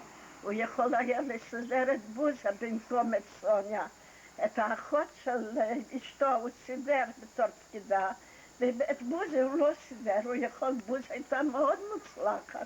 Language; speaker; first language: Hebrew; non-native, fluent; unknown